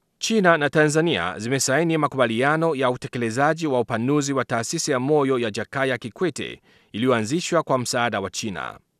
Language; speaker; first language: Swahili; non-native, fluent; Chinese